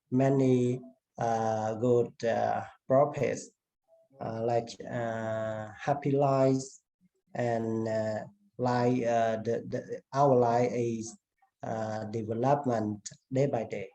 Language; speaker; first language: English; non-native, learner; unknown